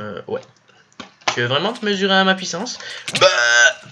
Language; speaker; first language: French; native; French